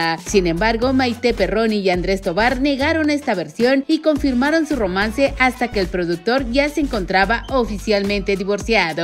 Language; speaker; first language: Spanish; native; Spanish